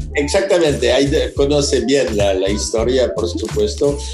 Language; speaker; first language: Spanish; non-native, fluent; French